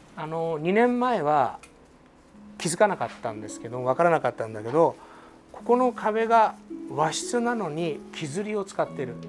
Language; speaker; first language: Japanese; native; Japanese